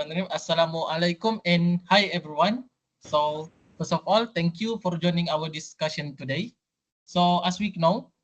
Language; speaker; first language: English; non-native, learner; Malay